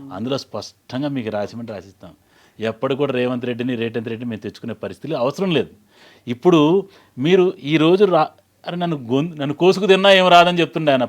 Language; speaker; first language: Telugu; native; Telugu